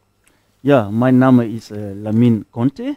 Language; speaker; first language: German; non-native, fluent; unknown